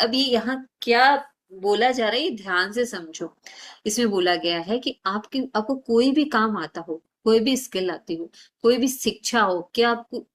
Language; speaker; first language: Hindi; native; Hindi